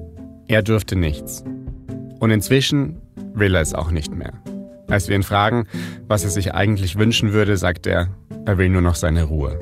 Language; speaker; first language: German; native; German